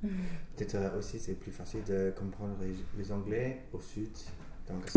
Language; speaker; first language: French; non-native, fluent; English